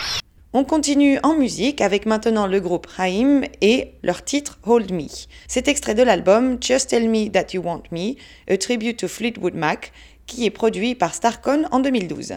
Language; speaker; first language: French; native; French